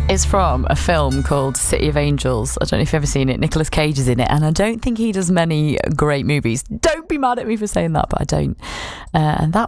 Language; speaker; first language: English; native; English